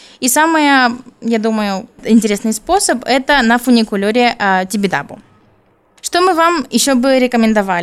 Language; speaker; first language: Russian; non-native, learner; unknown